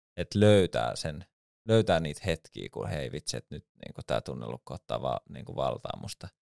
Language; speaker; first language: Finnish; native; Finnish